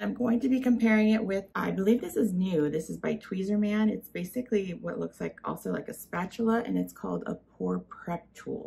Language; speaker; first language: English; early bilingual, other home language; Spanish